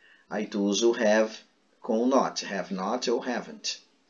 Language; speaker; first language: English; non-native, fluent; Portuguese